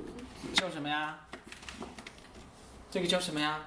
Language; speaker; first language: Chinese; native; Chinese